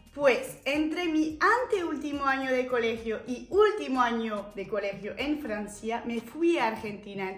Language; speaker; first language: Spanish; non-native, fluent; French